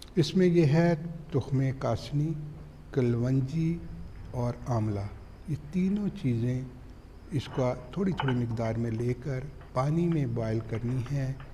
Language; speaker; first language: Urdu; non-native, local second language; Punjabi